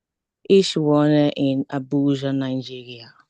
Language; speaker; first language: German; non-native, learner; English